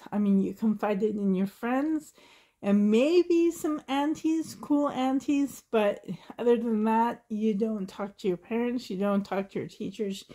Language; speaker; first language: English; native; English